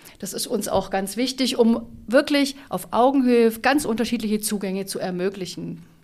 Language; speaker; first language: German; native; German